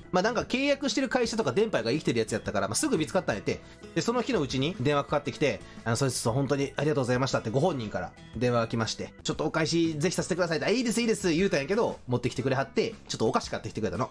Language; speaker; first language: Japanese; native; Japanese